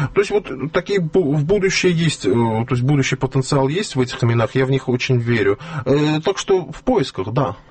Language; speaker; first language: Russian; non-native, local second language; Azerbaijani